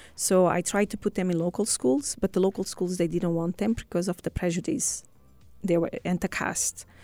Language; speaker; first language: English; non-native, fluent; Portuguese